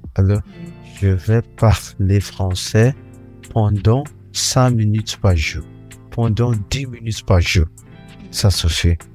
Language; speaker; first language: French; non-native, fluent; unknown